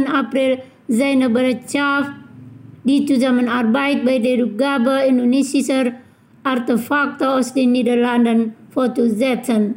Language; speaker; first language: German; non-native, fluent; Indonesian